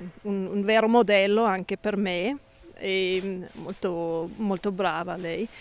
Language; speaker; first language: Italian; non-native, fluent; English